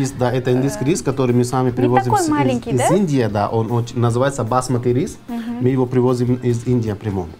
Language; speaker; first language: Russian; non-native, fluent; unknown